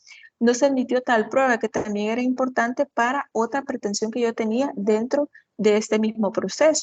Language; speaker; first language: Spanish; native; Spanish